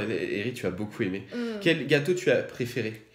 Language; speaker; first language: French; native; French